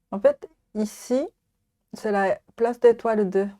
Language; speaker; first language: French; non-native, fluent; Japanese